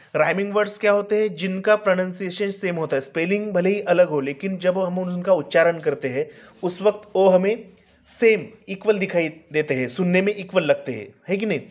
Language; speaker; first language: Hindi; non-native, local second language; Marathi